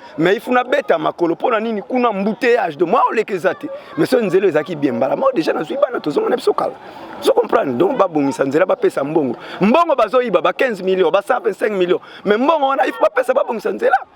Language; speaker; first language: Lingala; native; Lingala